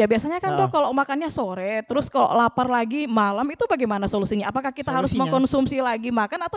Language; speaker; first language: Indonesian; native; Indonesian